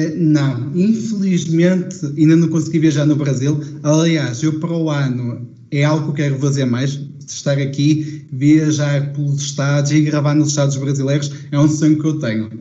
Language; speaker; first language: Portuguese; native; Portuguese